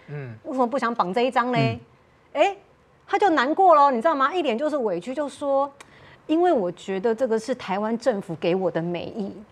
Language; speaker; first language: Chinese; native; Chinese